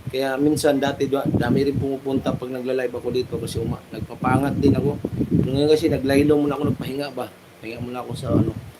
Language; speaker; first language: Filipino; native; Filipino